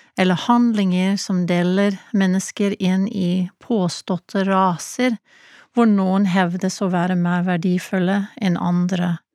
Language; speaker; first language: Norwegian; non-native, fluent; English